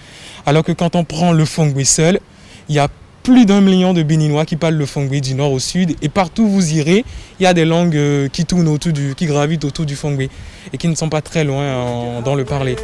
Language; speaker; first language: French; non-native, local second language; Fon